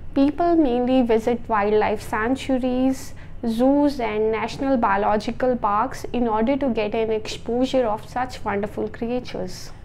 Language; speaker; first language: English; non-native, local second language; Punjabi